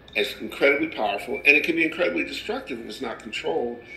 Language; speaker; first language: English; native; English